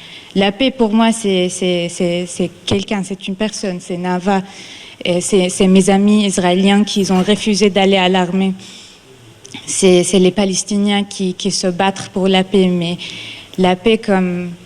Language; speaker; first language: French; non-native, fluent; Arabic